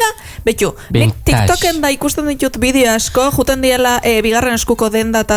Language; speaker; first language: Basque; native; Basque